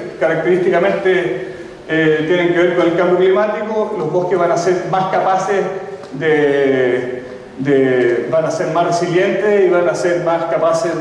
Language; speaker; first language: Spanish; native; Spanish